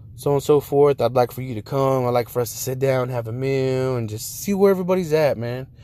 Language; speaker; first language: English; native; English